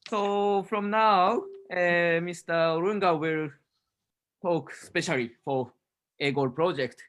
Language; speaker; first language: English; non-native, learner; Japanese